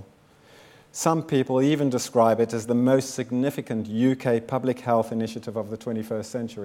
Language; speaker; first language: English; native; English